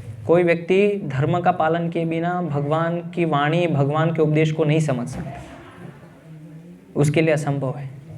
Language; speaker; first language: Hindi; native; Hindi